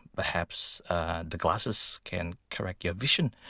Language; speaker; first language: English; non-native, fluent; Indonesian